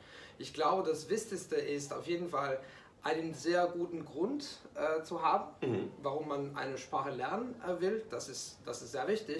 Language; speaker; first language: German; non-native, fluent; Italian